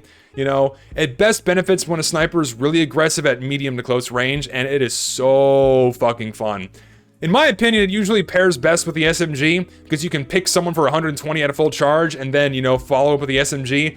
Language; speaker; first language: English; native; English